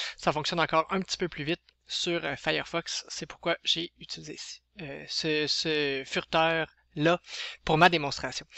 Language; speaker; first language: French; native; French